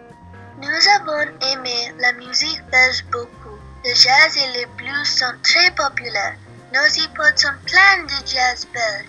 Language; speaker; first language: French; non-native, learner; English